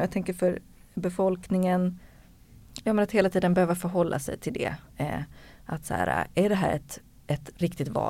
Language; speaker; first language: Swedish; native; Swedish